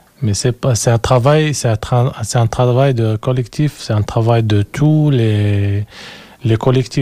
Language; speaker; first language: French; non-native, learner; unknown